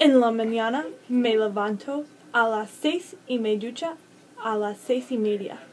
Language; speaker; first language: Spanish; non-native, learner; English